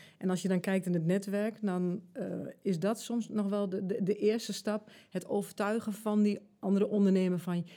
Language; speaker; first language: Dutch; early bilingual, other home language; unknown